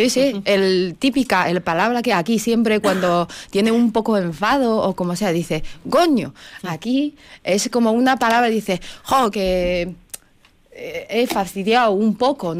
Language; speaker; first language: Spanish; non-native, learner; Chinese